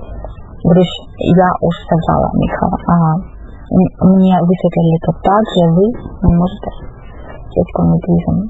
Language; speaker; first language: Czech; non-native, fluent; Russian